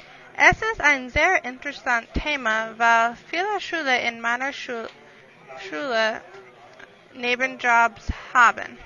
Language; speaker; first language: German; non-native, learner; English